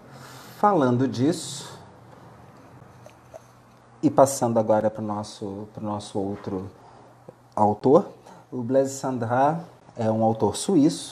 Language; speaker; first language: Portuguese; native; Portuguese